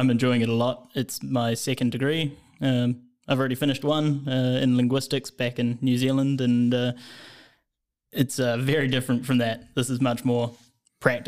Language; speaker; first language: English; native; English